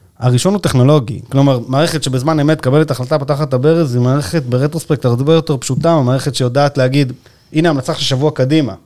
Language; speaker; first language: Hebrew; native; Hebrew